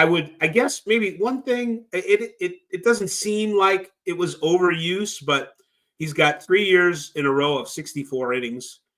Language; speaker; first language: English; native; English